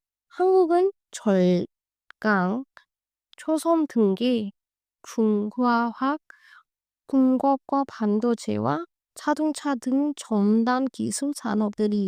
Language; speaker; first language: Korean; non-native, learner; Hindi